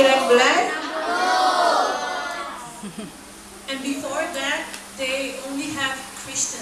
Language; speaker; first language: English; non-native, fluent; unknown